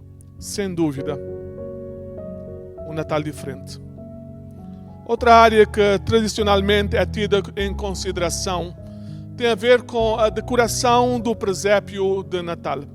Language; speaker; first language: Portuguese; native; Portuguese